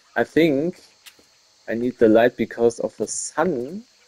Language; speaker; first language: English; non-native, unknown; German